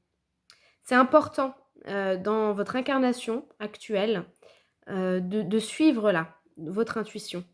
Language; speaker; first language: French; native; French